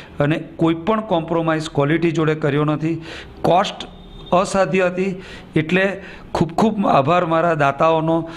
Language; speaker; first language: Gujarati; native; Gujarati